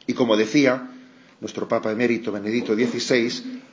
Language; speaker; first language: Spanish; non-native, local second language; Basque